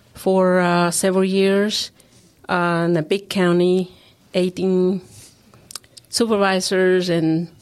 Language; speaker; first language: English; non-native, fluent; Spanish